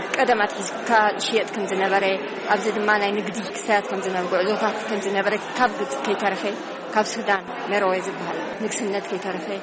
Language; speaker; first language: Tigrinya; non-native, local second language; Afar